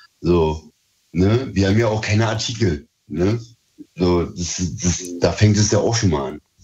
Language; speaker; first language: German; early bilingual, other home language; Turkish